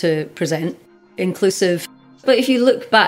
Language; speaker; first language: English; native; English